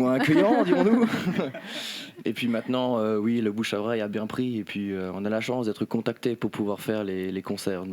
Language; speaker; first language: French; native; French